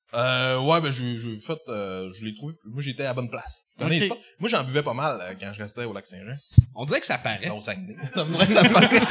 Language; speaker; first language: French; native; French